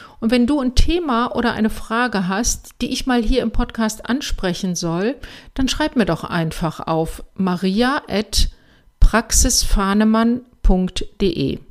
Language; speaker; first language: German; native; German